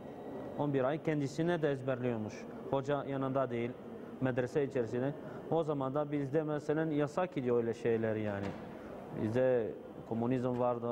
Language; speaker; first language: Turkish; non-native, fluent; Bulgarian